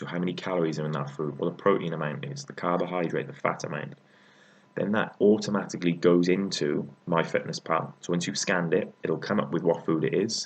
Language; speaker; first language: English; native; English